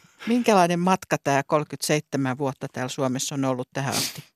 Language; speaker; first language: Finnish; native; Finnish